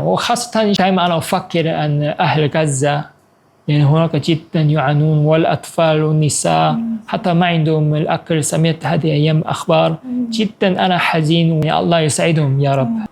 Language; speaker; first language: Arabic; non-native, fluent; Korean